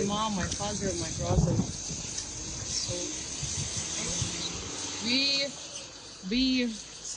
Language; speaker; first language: English; non-native, learner; Russian